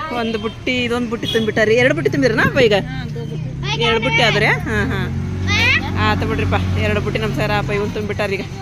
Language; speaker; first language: Kannada; non-native, local second language; Urdu